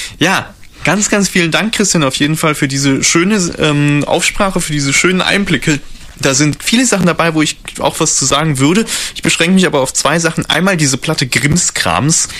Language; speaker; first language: German; native; German